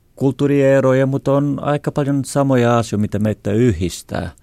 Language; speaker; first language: Finnish; non-native, fluent; Portuguese